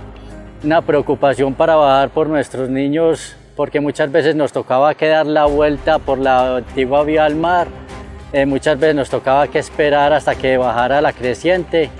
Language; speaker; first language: Spanish; native; Spanish